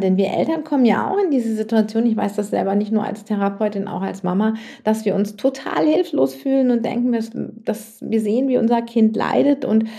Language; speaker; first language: German; native; German